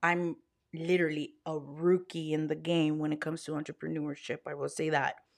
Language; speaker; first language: English; early bilingual, other home language; Spanish